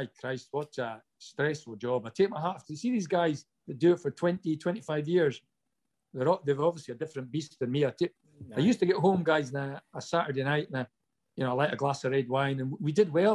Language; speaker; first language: English; native; English